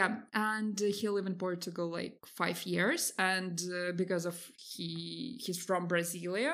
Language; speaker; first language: English; non-native, fluent; Russian